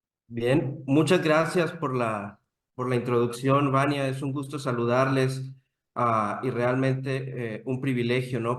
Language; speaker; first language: Spanish; native; Spanish